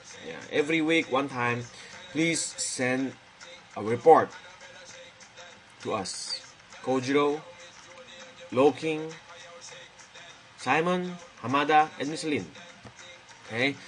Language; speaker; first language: English; non-native, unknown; Chinese